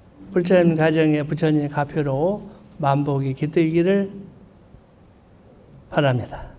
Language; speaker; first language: Korean; native; Korean